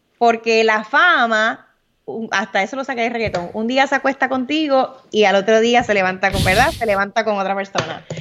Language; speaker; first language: Spanish; early bilingual, heritage; Spanish